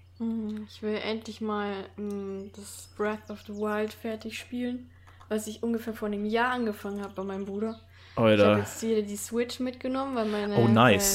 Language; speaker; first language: German; native; German